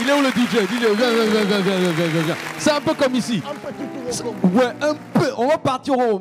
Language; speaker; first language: French; non-native, local second language; Kinyarwanda